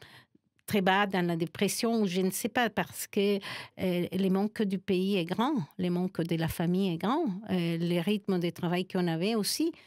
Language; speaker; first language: French; non-native, fluent; Spanish